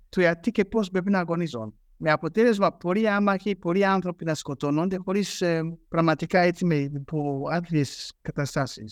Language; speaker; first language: Greek; non-native, fluent; Rundi